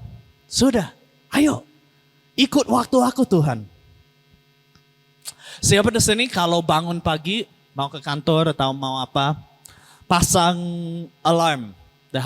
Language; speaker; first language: Indonesian; non-native, learner; English